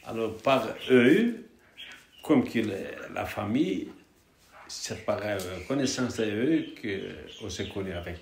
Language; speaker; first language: French; non-native, fluent; Turkish